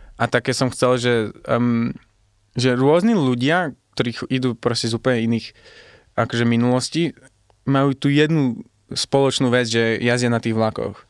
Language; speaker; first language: Slovak; early bilingual, heritage; Slovak